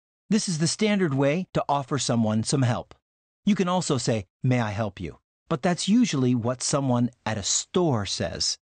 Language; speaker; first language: English; native; English